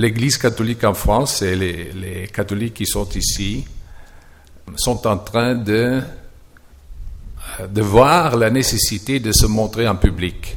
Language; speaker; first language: French; non-native, fluent; German